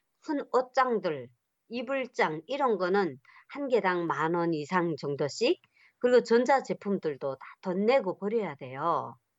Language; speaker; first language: Korean; native; Korean